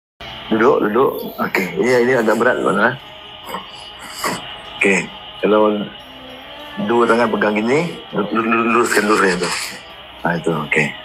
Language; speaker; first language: Malay; native; Malay